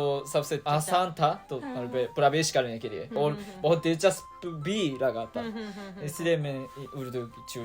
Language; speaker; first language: Hindi; non-native, fluent; Japanese